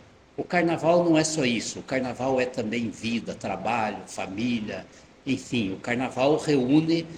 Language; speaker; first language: Portuguese; native; Portuguese